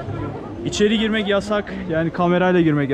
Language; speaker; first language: Turkish; native; Turkish